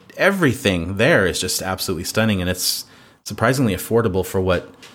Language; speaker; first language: English; native; English